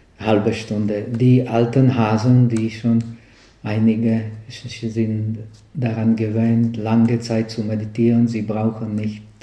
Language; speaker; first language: German; non-native, fluent; Czech